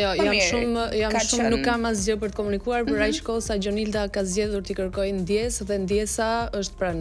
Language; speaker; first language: Albanian; native; Albanian